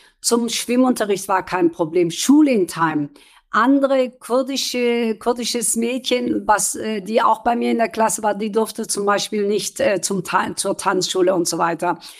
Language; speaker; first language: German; early bilingual, other home language; Kurdish